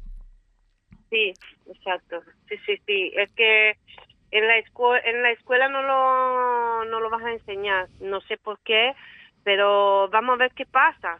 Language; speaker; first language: Spanish; non-native, fluent; Italian